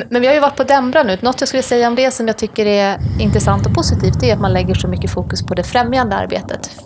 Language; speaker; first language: Swedish; native; Swedish